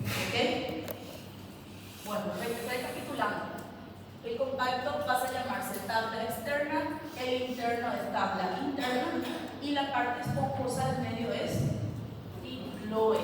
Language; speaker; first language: Spanish; native; Spanish